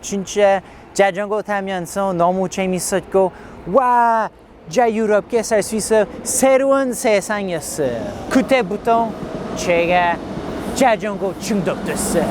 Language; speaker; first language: Korean; non-native, learner; English